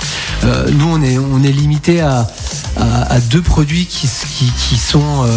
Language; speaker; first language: French; native; French